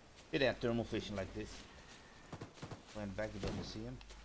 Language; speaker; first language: English; non-native, fluent; Dutch